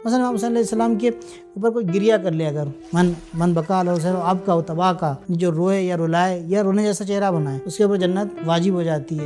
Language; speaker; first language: Urdu; native; Urdu